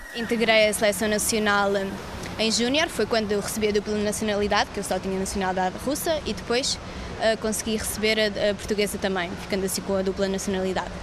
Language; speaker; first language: Portuguese; early bilingual, other home language; Russian